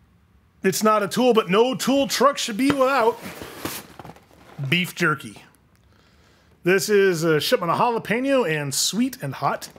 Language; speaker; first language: English; native; English